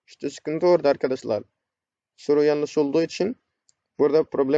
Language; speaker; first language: Turkish; non-native, fluent; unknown